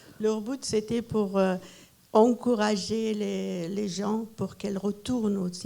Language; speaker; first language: French; non-native, fluent; Persian